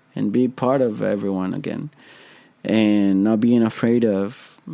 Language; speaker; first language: English; non-native, fluent; Spanish